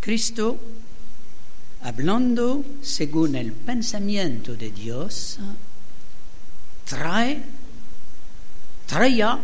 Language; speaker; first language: Spanish; non-native, fluent; French